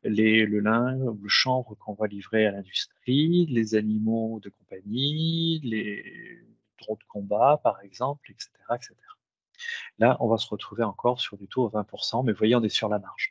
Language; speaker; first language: French; native; French